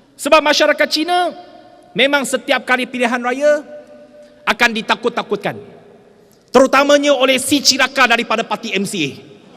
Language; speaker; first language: Malay; non-native, local second language; Chinese